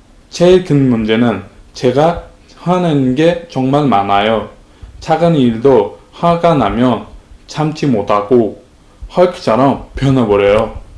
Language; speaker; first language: Korean; non-native, fluent; Uzbek